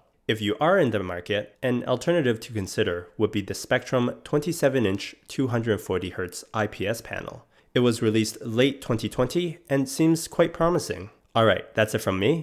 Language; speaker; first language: English; native; English